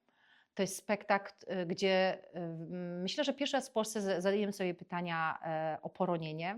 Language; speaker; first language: Polish; native; Polish